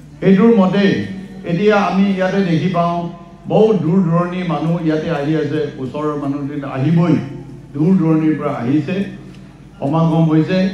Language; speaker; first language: Assamese; non-native, local second language; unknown